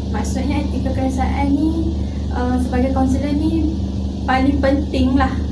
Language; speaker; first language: Malay; native; Malay